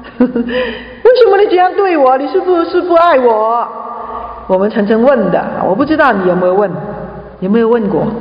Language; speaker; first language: Chinese; non-native, local second language; Cantonese